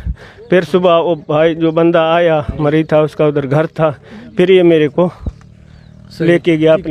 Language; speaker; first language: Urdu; non-native, local second language; Baluchi